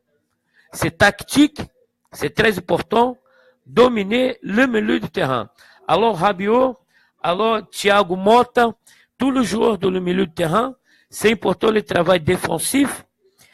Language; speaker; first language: French; non-native, fluent; Portuguese